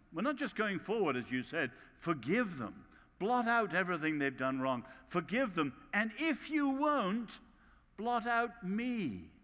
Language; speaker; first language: English; native; English